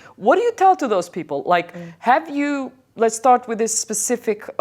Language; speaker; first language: English; non-native, fluent; Albanian